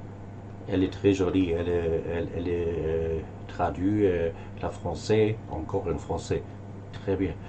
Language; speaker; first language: French; non-native, learner; German